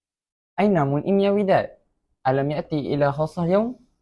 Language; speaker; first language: Arabic; non-native, learner; Malay